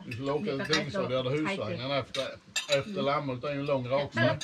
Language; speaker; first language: Swedish; native; Swedish